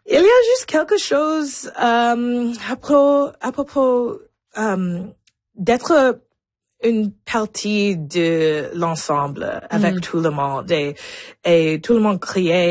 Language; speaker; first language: French; non-native, local second language; English